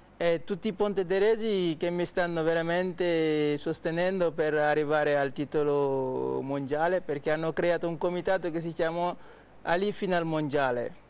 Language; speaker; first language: Italian; non-native, fluent; Wolof